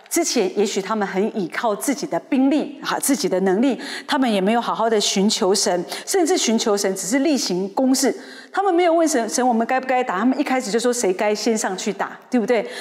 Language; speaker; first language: Chinese; native; Chinese